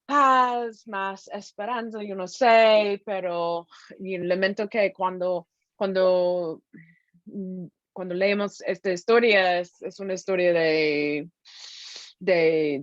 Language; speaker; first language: Spanish; non-native, fluent; English